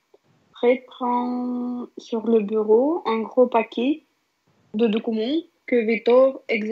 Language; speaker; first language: French; non-native, learner; Russian